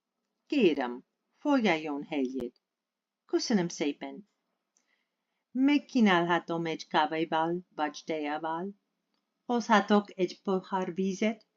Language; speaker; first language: Hungarian; non-native, learner; English